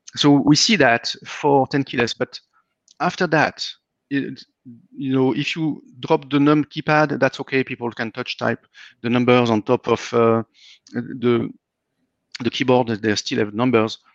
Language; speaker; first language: English; non-native, fluent; French